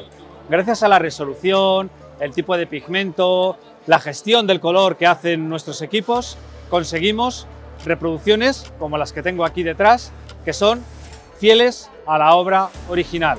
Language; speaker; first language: Spanish; native; Spanish